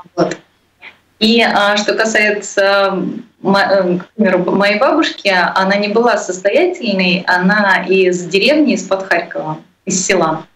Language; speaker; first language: Russian; native; Russian